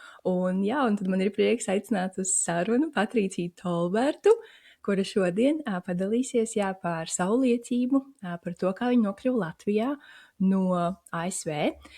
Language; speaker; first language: Latvian; native; Latvian